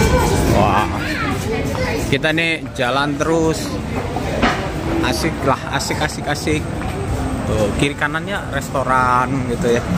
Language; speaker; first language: Indonesian; native; Indonesian